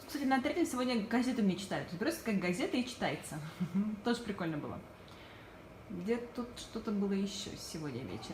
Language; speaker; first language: Russian; native; Russian